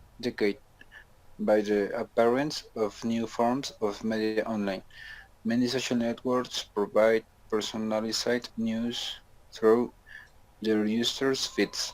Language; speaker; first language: English; non-native, learner; Spanish